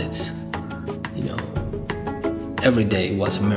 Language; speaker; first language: English; non-native, fluent; Arabic